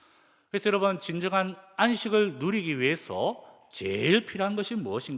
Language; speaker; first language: Korean; native; Korean